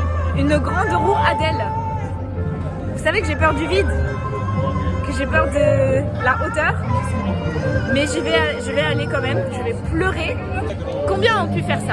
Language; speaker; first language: French; native; French